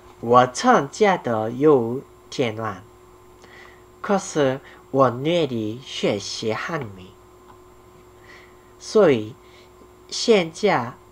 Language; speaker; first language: Chinese; non-native, learner; Korean